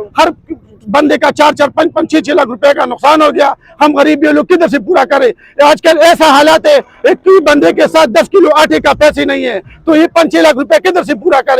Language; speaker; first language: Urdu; non-native, local second language; Pashto